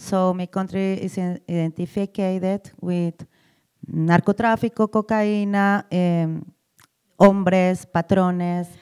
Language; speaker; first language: English; non-native, learner; Spanish